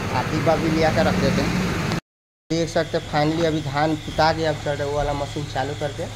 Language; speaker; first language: Hindi; native; Hindi